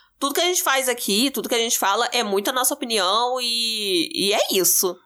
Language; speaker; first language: Portuguese; native; Portuguese